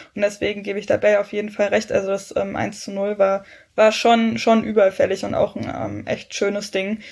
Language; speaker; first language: German; native; German